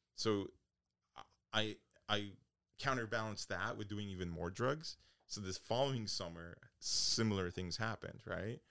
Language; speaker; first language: English; early bilingual, other home language; Polish